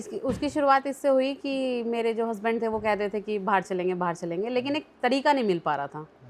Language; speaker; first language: Hindi; native; Hindi